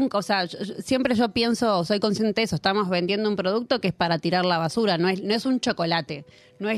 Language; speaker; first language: Spanish; native; Spanish